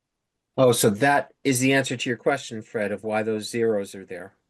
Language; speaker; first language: English; native; English